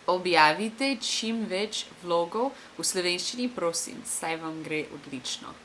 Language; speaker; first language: Slovenian; non-native, fluent; English